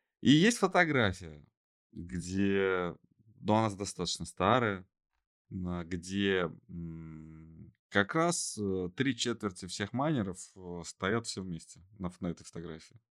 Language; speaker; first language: Russian; native; Russian